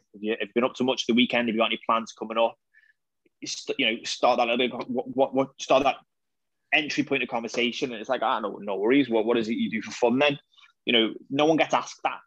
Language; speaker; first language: English; native; English